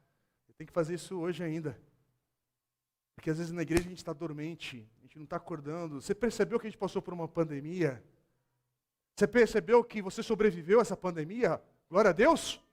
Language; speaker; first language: Portuguese; native; Portuguese